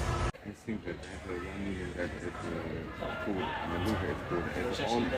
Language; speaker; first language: English; non-native, learner; Chinese